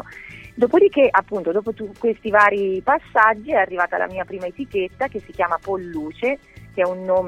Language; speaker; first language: Italian; native; Italian